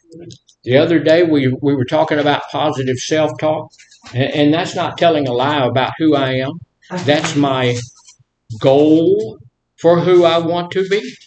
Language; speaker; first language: English; native; English